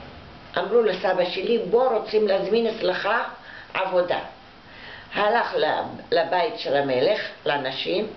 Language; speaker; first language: Hebrew; non-native, fluent; Arabic